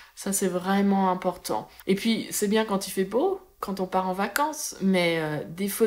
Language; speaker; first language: French; native; French